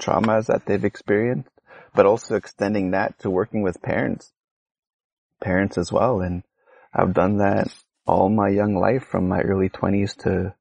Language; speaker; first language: English; native; English